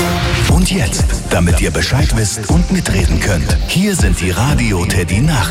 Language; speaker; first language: German; native; German